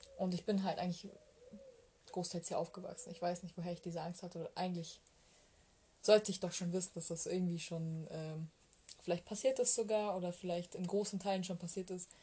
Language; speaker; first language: German; early bilingual, other home language; Turkish